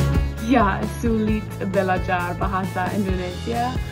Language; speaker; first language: Indonesian; non-native, learner; English